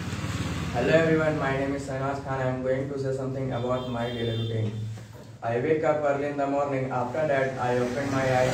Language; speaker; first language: English; non-native, learner; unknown